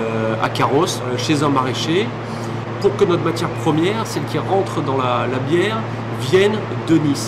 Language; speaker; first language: French; native; French